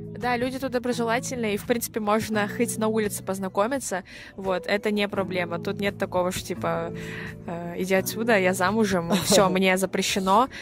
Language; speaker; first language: Russian; native; Russian